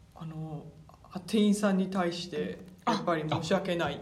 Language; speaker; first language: Japanese; early bilingual, other home language; German